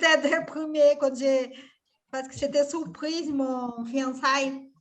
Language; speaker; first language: French; non-native, fluent; Portuguese